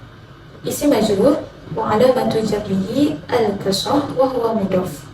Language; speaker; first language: Arabic; non-native, learner; Malay